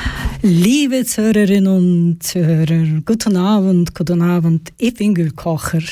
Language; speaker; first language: German; non-native, learner; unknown